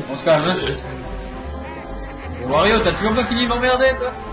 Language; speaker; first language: French; native; French